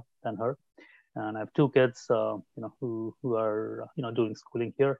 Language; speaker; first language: English; non-native, local second language; Kannada